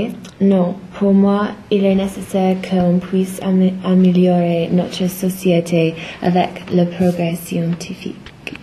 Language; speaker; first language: French; non-native, learner; English